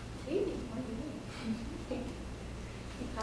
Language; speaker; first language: Spanish; non-native, learner; English